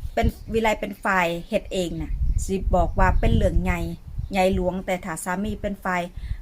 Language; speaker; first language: Thai; native; Thai